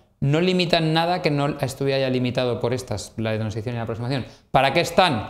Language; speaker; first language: Spanish; native; Spanish